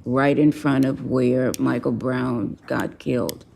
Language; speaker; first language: English; native; English